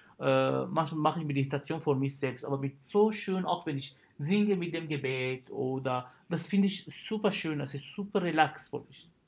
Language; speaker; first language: German; non-native, fluent; Arabic